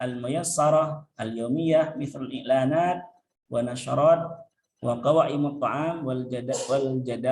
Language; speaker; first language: Arabic; non-native, fluent; Indonesian